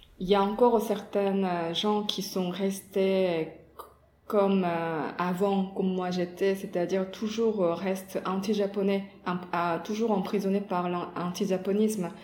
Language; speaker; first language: French; non-native, fluent; Korean